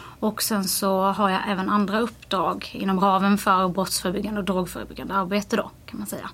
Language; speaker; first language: Swedish; native; Swedish